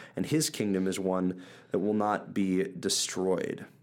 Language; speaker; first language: English; native; English